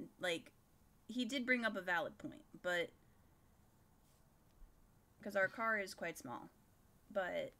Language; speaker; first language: English; native; English